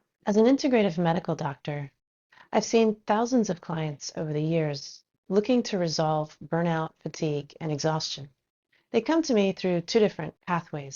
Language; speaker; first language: English; native; English